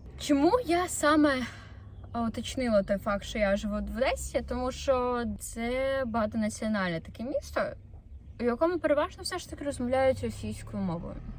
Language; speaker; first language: Ukrainian; non-native, local second language; Russian